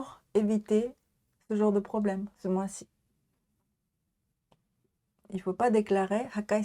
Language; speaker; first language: French; non-native, learner; Japanese